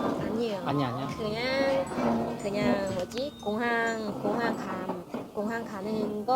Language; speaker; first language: Korean; non-native, learner; Vietnamese